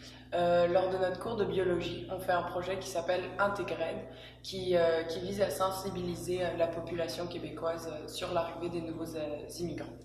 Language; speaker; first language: French; native; French